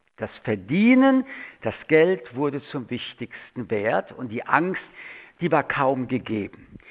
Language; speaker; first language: German; early bilingual, other home language; French